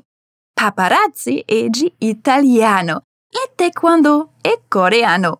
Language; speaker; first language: Portuguese; non-native, fluent; German